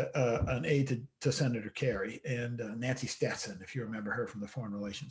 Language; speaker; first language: English; native; English